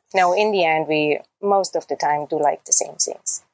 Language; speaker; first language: English; non-native, fluent; German